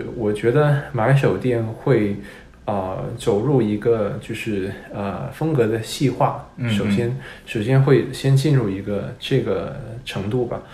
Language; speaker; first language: Chinese; non-native, local second language; Cantonese